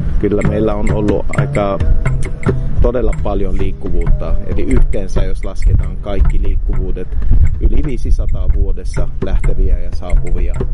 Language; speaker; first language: Finnish; non-native, fluent; Arabic